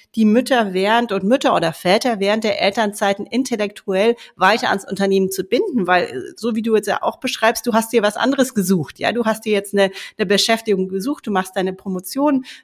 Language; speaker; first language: German; native; German